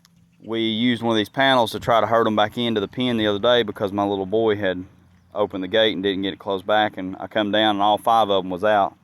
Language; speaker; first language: English; native; English